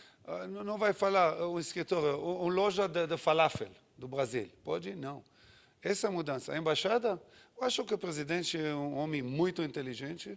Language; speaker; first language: Portuguese; non-native, fluent; Hebrew